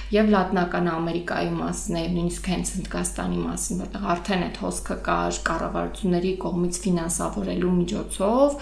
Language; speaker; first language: Armenian; native; Armenian